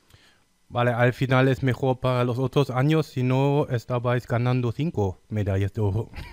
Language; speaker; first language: Spanish; non-native, fluent; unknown